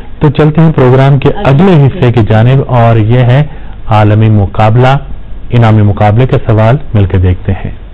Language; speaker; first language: Urdu; native; Urdu